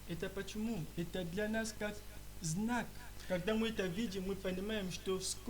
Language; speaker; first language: Russian; non-native, learner; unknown